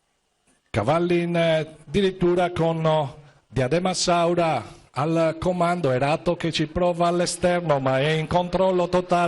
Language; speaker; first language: Italian; native; Italian